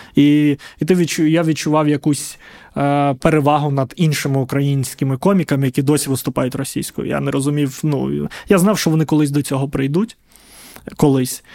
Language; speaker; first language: Ukrainian; non-native, local second language; Russian